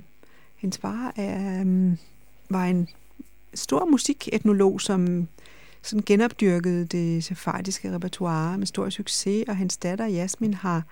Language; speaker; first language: Danish; native; Danish